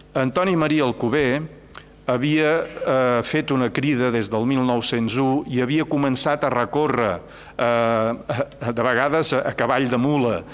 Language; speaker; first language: Catalan; native; Catalan